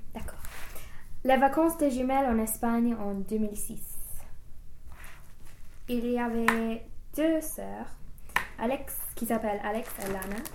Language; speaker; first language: French; non-native, learner; English